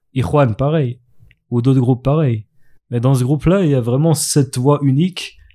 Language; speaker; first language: French; native; French